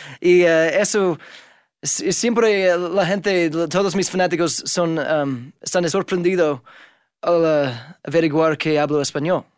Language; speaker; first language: Spanish; non-native, fluent; English